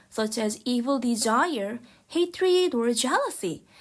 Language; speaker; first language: English; non-native, fluent; Korean